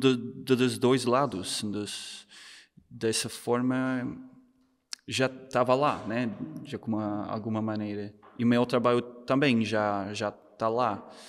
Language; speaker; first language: Portuguese; non-native, fluent; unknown